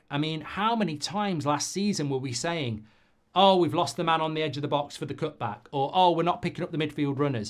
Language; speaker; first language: English; native; English